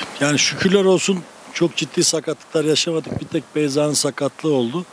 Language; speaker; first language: Turkish; native; Turkish